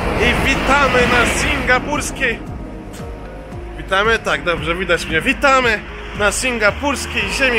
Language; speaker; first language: Polish; native; Polish